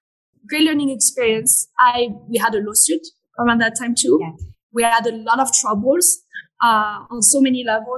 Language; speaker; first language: English; non-native, fluent; French